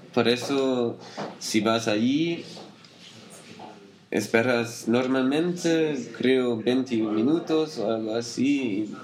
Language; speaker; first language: Spanish; non-native, learner; German